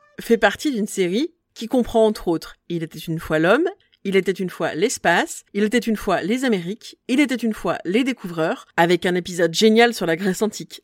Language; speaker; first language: French; native; French